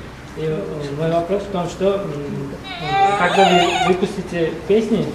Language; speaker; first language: Russian; non-native, local second language; Uzbek